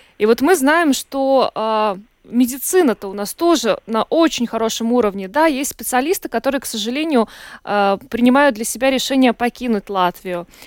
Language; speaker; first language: Russian; native; Russian